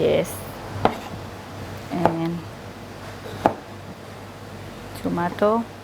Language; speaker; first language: English; non-native, learner; Thai